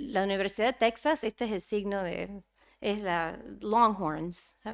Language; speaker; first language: Spanish; early bilingual, heritage; Spanish